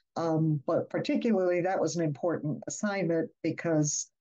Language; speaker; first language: English; native; English